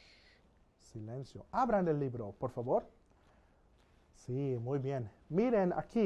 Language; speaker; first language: Spanish; non-native, fluent; English